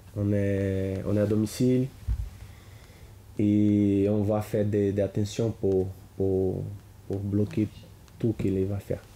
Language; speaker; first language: French; non-native, learner; Portuguese